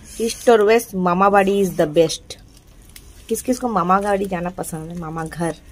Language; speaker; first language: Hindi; non-native, local second language; Bangla